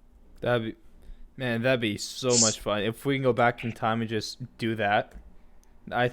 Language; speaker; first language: English; native; English